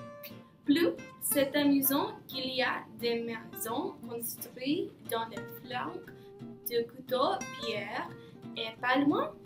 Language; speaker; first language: French; non-native, learner; English